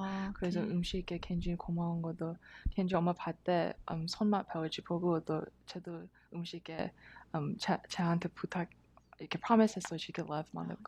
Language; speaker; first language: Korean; early bilingual, heritage; English